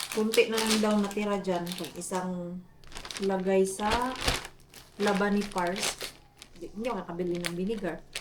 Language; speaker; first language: Filipino; non-native, local second language; Cebuano